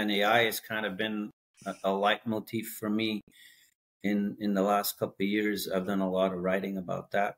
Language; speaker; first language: English; non-native, fluent; Dutch